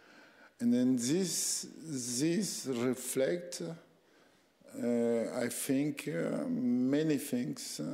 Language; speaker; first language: English; non-native, learner; French